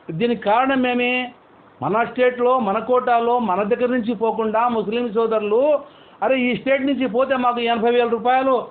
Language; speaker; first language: Telugu; non-native, local second language; Urdu